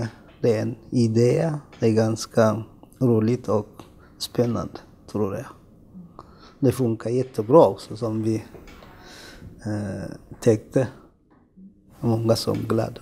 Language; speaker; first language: Swedish; non-native, learner; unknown